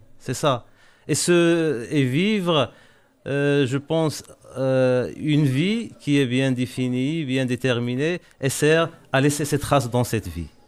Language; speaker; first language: French; non-native, local second language; Arabic